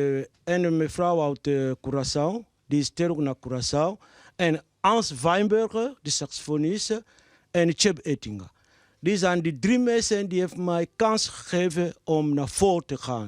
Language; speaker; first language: Dutch; non-native, fluent; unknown